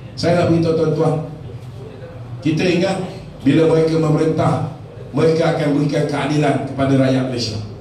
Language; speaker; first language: Malay; native; Malay